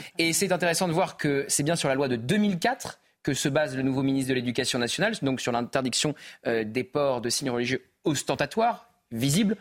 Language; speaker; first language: French; native; French